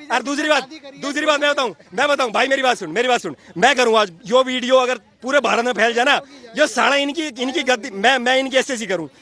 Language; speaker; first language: Hindi; native; Hindi